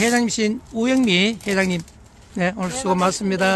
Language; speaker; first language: Korean; native; Korean